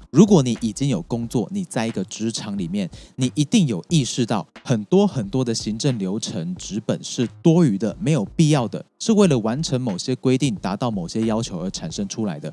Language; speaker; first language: Chinese; native; Chinese